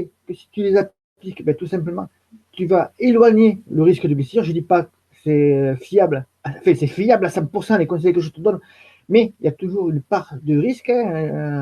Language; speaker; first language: French; native; French